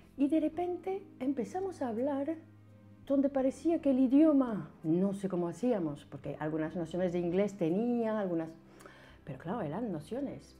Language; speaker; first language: Spanish; non-native, fluent; French